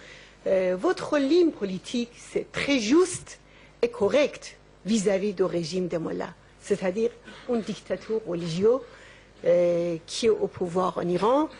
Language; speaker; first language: French; non-native, local second language; Persian